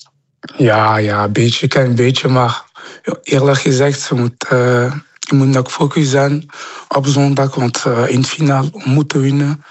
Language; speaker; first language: Dutch; non-native, local second language; French